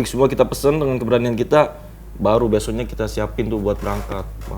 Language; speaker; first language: Indonesian; native; Indonesian